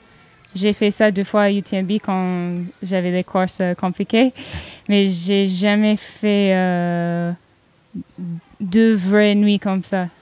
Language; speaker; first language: French; non-native, learner; English